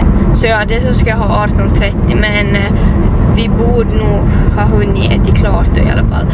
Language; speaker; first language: Swedish; native; Swedish